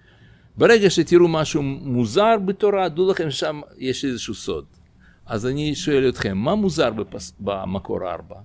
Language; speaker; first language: Hebrew; non-native, fluent; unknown